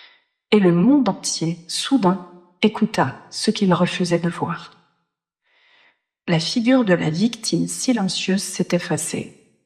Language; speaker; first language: French; native; French